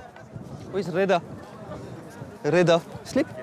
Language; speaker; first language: French; native; French